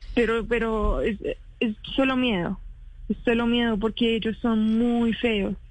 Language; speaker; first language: Spanish; non-native, fluent; Arabic